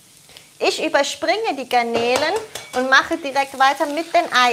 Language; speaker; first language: German; native; German